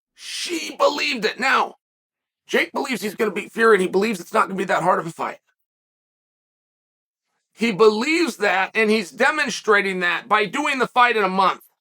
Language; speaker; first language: English; native; English